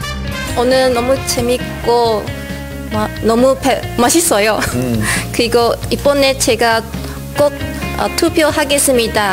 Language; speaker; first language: Korean; non-native, learner; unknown